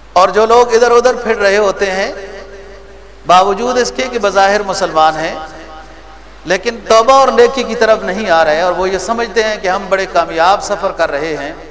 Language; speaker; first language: Urdu; native; Urdu